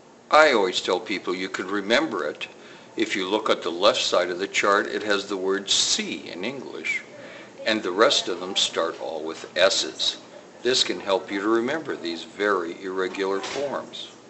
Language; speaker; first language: English; native; English